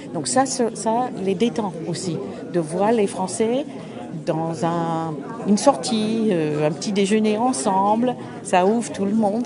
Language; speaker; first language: French; non-native, fluent; English